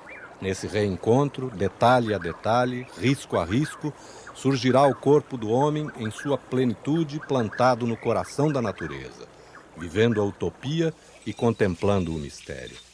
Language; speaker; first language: Portuguese; native; Portuguese